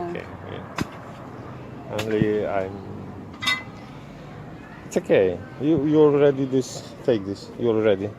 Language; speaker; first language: English; non-native, learner; Polish